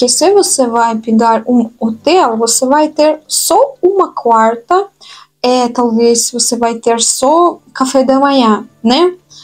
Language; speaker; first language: Portuguese; non-native, fluent; Russian